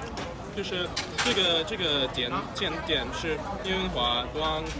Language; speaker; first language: Chinese; non-native, learner; English